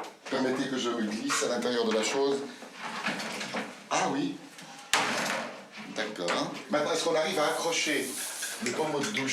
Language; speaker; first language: French; native; French